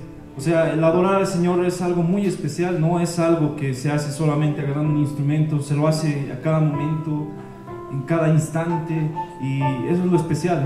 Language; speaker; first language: Spanish; native; Spanish